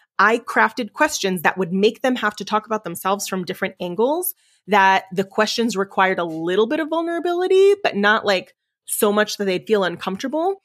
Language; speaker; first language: English; early bilingual, other home language; Spanish